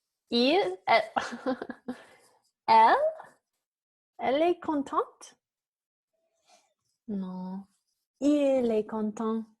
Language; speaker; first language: French; non-native, fluent; English